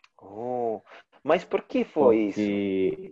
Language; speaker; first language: Portuguese; non-native, learner; Spanish